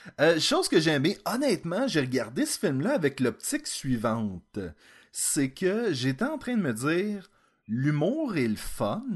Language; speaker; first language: French; native; French